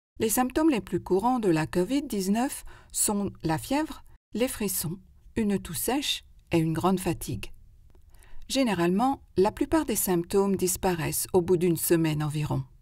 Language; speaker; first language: French; native; French